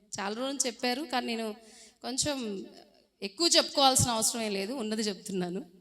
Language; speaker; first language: Telugu; non-native, fluent; Hindi